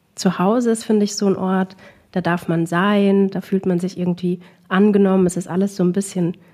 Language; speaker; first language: German; early bilingual, other home language; Arabic